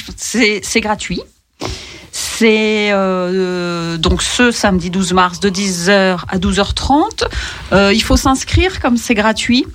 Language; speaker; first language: French; native; French